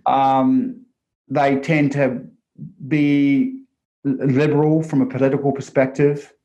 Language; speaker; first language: English; native; English